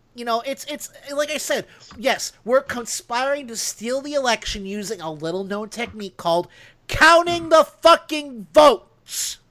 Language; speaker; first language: English; early bilingual, other home language; Italian